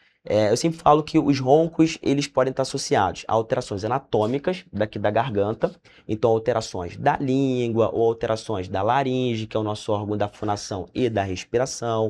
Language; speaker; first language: Portuguese; native; Portuguese